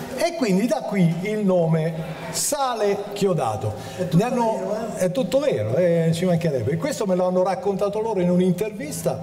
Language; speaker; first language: Italian; native; Italian